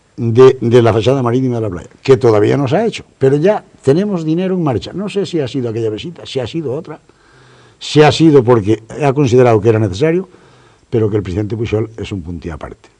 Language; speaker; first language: Spanish; native; Spanish